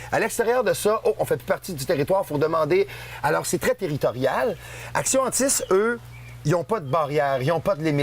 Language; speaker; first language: French; native; French